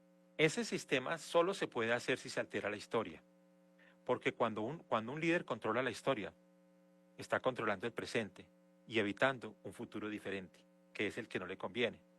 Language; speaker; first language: Spanish; native; Spanish